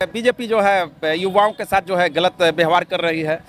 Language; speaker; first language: Hindi; native; Hindi